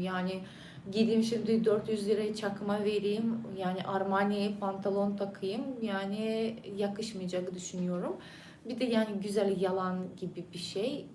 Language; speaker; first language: Turkish; non-native, fluent; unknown